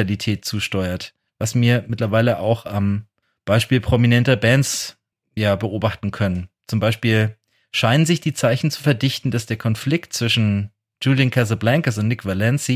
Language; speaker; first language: German; native; German